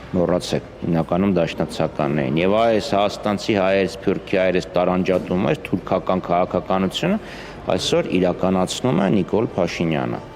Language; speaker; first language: Armenian; native; Armenian